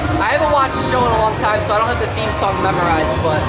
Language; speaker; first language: English; native; English